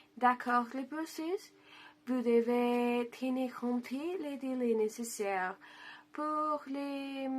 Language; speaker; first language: French; non-native, learner; Spanish